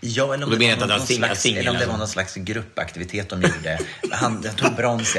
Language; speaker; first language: Swedish; native; Swedish